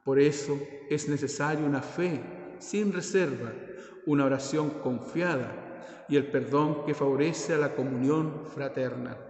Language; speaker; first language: Spanish; native; Spanish